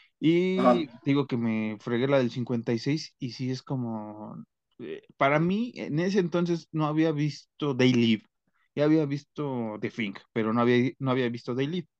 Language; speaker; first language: Spanish; native; Spanish